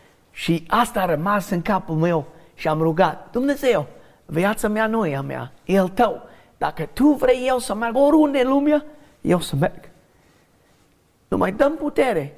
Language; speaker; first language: Romanian; non-native, learner; English